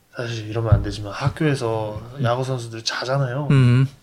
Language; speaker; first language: Korean; native; Korean